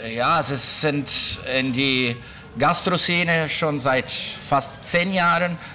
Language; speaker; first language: German; non-native, learner; Italian